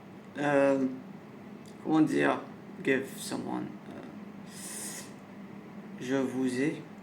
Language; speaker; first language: French; non-native, learner; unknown